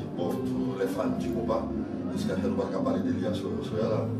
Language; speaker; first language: French; native; French